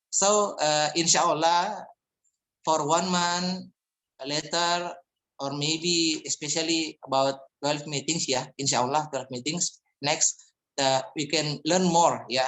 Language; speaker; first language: English; non-native, fluent; Indonesian